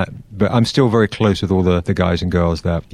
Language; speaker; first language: English; native; English